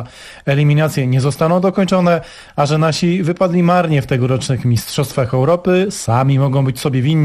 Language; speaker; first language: Polish; native; Polish